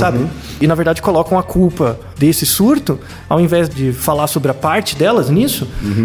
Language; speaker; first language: Portuguese; native; Portuguese